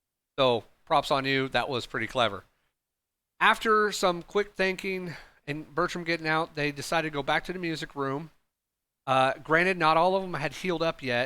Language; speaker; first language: English; native; English